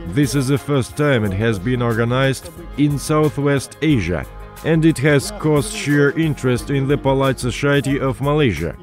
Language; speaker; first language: English; non-native, fluent; Kazakh